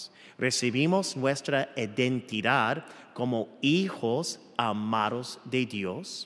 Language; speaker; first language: Spanish; non-native, fluent; English